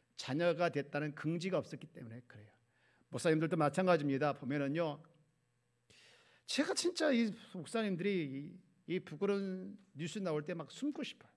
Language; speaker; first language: Korean; native; Korean